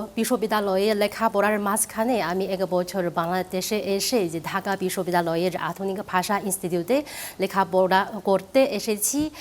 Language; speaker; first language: Bangla; non-native, fluent; Chinese